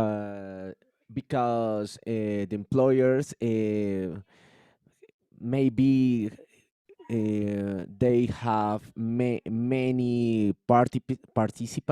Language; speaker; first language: English; non-native, learner; Spanish